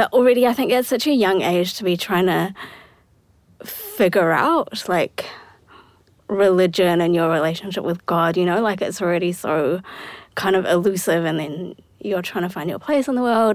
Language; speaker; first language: English; native; English